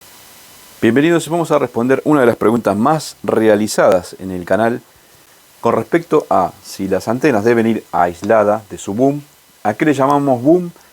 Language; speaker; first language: Spanish; native; Spanish